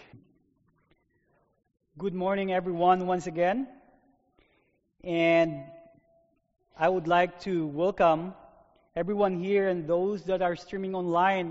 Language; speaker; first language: English; non-native, local second language; Filipino